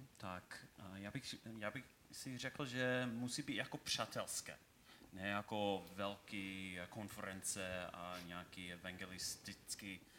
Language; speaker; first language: Czech; non-native, learner; English